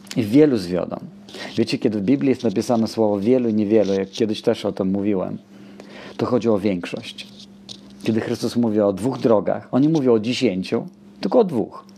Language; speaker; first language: Polish; non-native, fluent; Russian